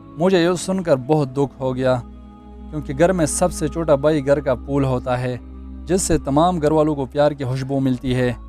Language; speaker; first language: Urdu; non-native, local second language; Pashto